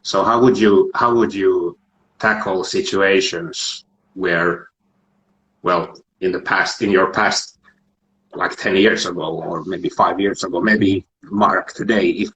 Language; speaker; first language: English; non-native, fluent; Finnish